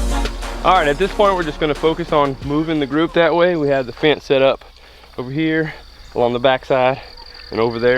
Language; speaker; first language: English; native; English